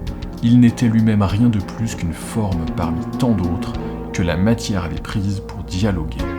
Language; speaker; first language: French; native; French